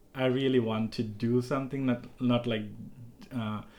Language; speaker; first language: English; non-native, local second language; Bangla